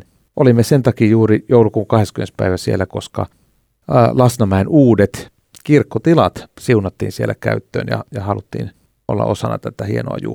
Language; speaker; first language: Finnish; native; Finnish